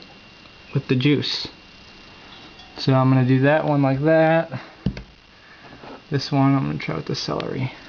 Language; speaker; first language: English; native; English